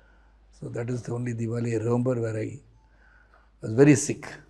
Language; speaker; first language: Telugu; non-native, fluent; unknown